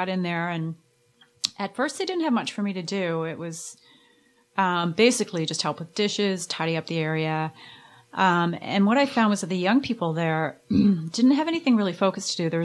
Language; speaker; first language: English; native; English